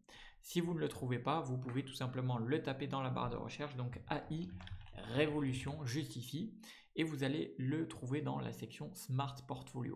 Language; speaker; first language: French; native; French